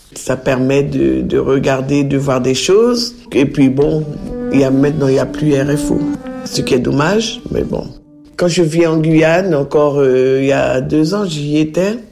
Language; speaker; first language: French; native; French